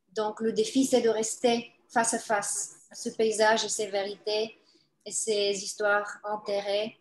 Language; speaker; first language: French; non-native, fluent; Bulgarian